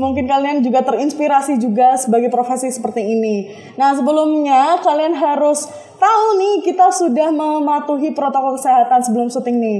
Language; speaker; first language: Indonesian; native; Indonesian